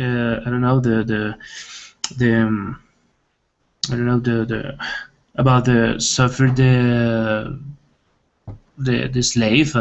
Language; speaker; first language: English; non-native, learner; Spanish